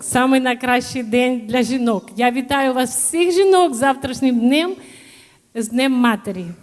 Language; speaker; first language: Ukrainian; native; Ukrainian